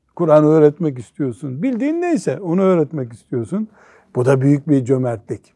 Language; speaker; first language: Turkish; native; Turkish